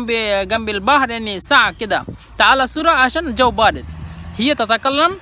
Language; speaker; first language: Arabic; non-native, fluent; Bangla